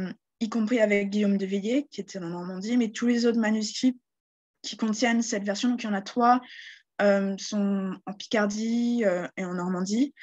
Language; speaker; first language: French; native; French